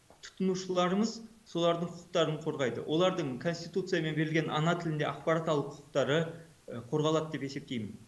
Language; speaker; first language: Kazakh; native; Kazakh